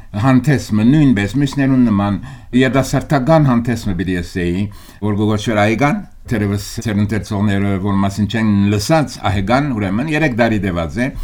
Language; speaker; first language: Armenian; early bilingual, heritage; Armenian